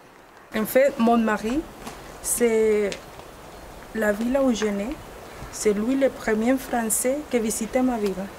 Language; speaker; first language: French; non-native, learner; Spanish